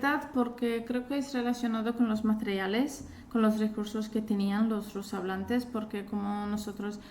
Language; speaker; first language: Spanish; non-native, fluent; Azerbaijani